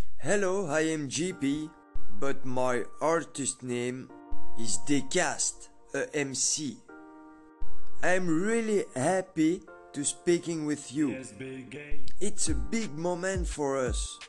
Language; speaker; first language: English; non-native, learner; French